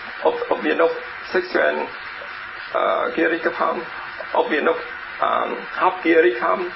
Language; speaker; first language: German; non-native, learner; Vietnamese